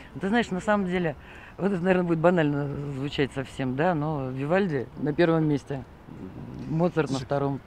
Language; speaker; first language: Russian; native; Russian